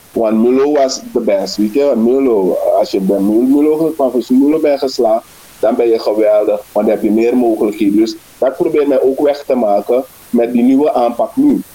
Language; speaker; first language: Dutch; native; Dutch